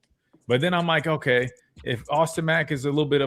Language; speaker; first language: English; native; English